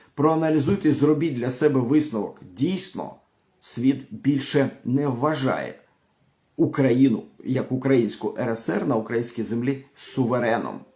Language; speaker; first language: Ukrainian; non-native, local second language; Russian